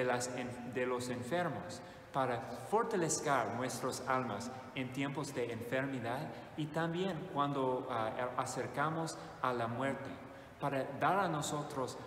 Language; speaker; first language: Spanish; non-native, fluent; English